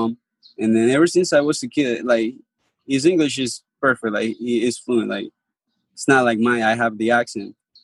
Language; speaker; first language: English; non-native, fluent; Spanish